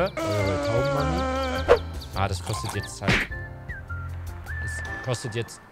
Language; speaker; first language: German; native; German